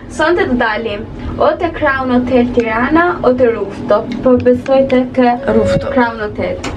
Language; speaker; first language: Albanian; early bilingual, heritage; Albanian